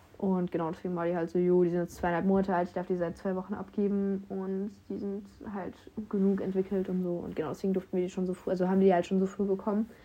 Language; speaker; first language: German; native; German